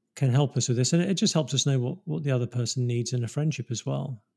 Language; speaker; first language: English; native; English